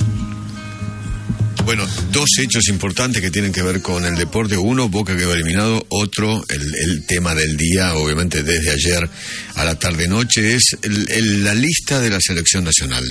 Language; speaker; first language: Spanish; native; Spanish